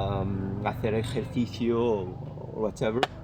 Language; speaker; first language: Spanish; non-native, learner; Arabic